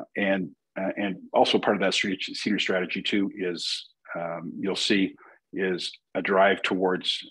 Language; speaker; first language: English; native; English